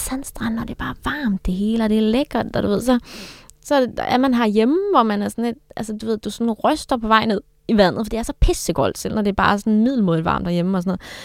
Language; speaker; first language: Danish; native; Danish